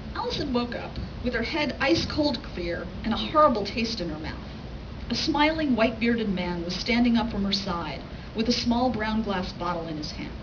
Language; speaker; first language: English; native; English